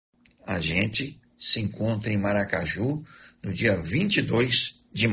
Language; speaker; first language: Portuguese; native; Portuguese